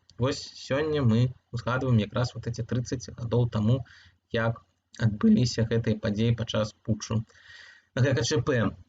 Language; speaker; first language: Belarusian; native; Belarusian